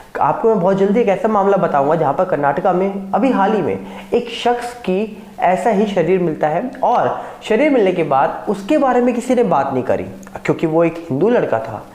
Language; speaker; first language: Hindi; native; Hindi